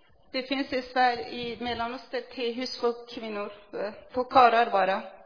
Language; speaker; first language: Swedish; non-native, fluent; Persian